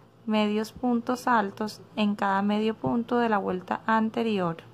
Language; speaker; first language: Spanish; native; Spanish